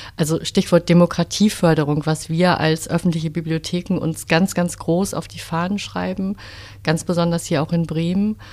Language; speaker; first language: German; native; German